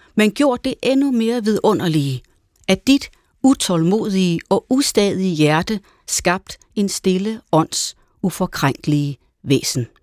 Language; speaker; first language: Danish; native; Danish